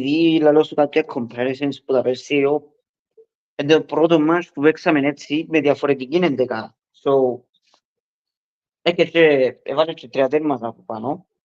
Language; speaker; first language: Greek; early bilingual, heritage; Greek